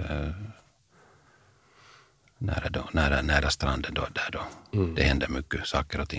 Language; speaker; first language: Swedish; non-native, fluent; Finnish